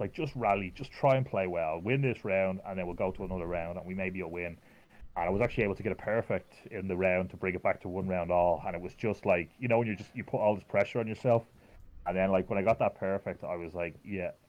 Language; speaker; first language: English; native; English